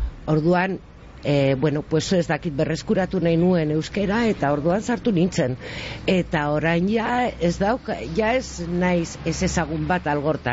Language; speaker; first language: Basque; non-native, local second language; Spanish